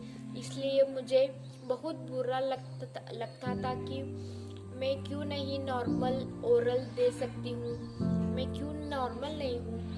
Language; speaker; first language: Hindi; non-native, local second language; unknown